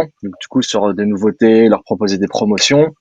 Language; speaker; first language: French; native; French